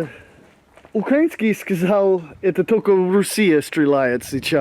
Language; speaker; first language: Russian; non-native, learner; English